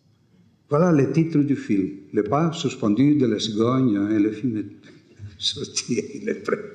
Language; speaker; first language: French; non-native, fluent; Greek